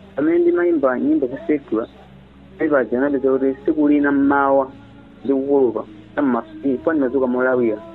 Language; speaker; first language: Nyanja; native; Nyanja